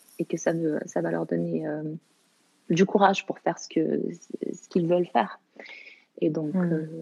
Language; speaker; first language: French; early bilingual, other home language; Arabic